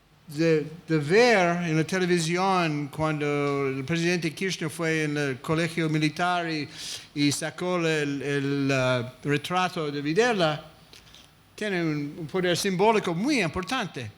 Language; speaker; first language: Spanish; non-native, fluent; English